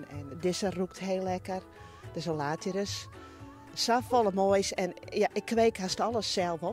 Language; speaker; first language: Dutch; non-native, local second language; Western Frisian